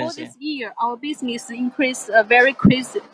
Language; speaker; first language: English; non-native, fluent; Chinese